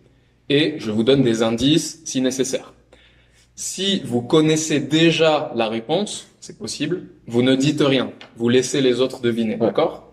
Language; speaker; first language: French; native; French